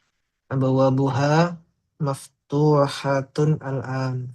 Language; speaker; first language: Arabic; non-native, learner; Indonesian